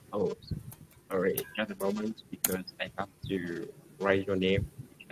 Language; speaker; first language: English; non-native, learner; Vietnamese